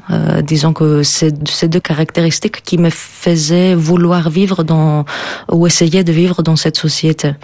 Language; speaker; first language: French; non-native, fluent; Greek